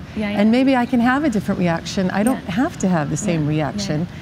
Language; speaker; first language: English; native; English